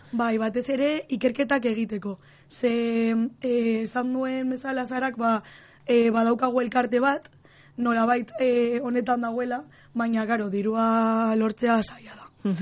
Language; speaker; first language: Basque; non-native, local second language; Spanish